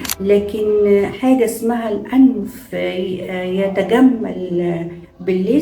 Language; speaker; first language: Arabic; native; Arabic